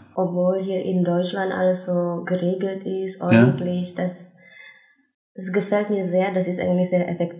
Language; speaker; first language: German; non-native, fluent; Indonesian